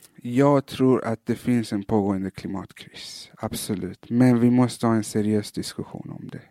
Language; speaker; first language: Swedish; native; Swedish